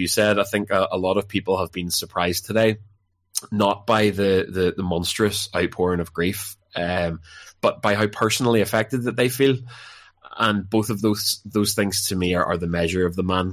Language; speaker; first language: English; native; English